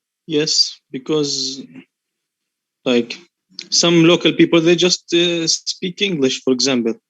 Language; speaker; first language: English; non-native, learner; Arabic